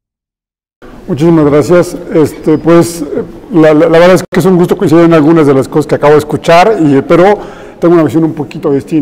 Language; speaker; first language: Spanish; native; Spanish